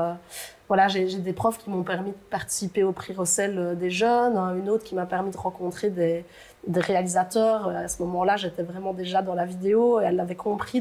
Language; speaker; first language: French; native; French